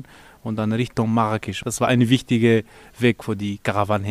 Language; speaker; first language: German; non-native, learner; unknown